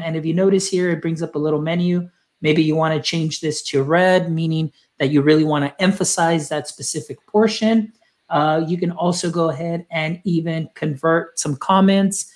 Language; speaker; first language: English; early bilingual, other home language; Spanish